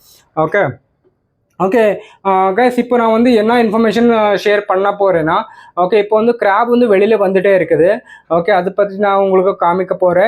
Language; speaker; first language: Tamil; non-native, learner; Telugu